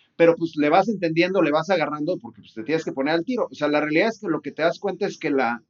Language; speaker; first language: Spanish; native; Spanish